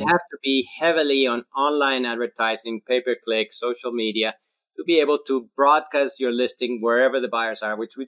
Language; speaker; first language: English; non-native, fluent; Spanish